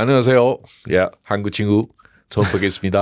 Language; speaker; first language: Korean; non-native, learner; Chinese